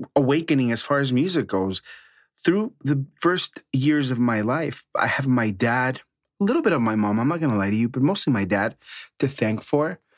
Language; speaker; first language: English; early bilingual, other home language; Spanish